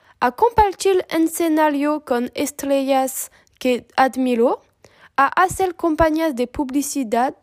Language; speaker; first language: Spanish; non-native, learner; French